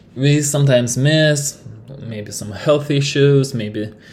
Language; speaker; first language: English; non-native, fluent; Lithuanian